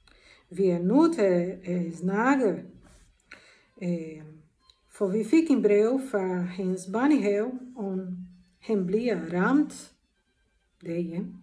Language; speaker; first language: Danish; non-native, learner; Portuguese